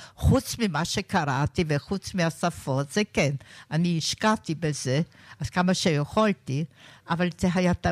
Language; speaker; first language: Hebrew; non-native, fluent; German